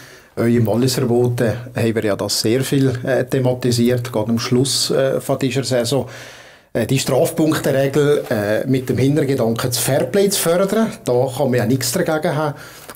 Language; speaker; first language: German; native; German